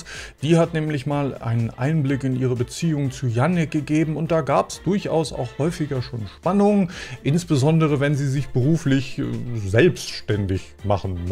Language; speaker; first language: German; native; German